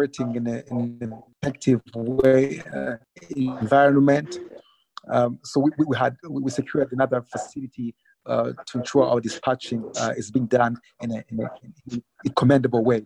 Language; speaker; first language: English; non-native, local second language; Kinyarwanda